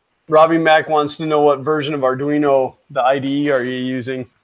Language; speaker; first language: English; native; English